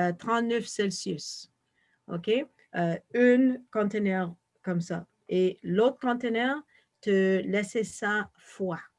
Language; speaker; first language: French; non-native, fluent; English